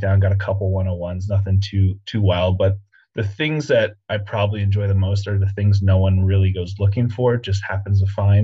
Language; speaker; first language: English; native; English